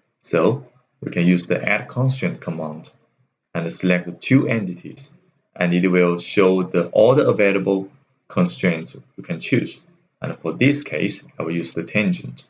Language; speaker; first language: English; non-native, fluent; Chinese